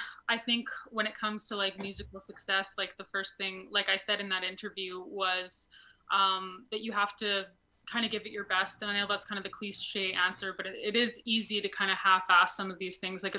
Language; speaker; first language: English; native; English